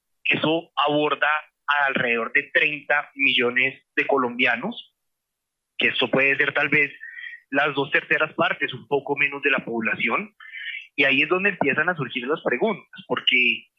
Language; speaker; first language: Spanish; native; Spanish